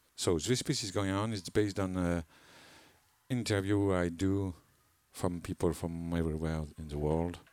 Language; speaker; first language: English; non-native, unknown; French